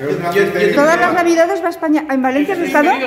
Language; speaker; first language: Spanish; native; Spanish